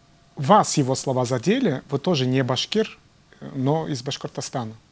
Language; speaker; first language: Russian; native; Russian